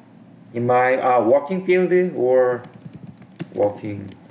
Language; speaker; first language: English; non-native, learner; Korean